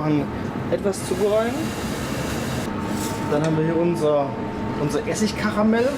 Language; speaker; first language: German; native; German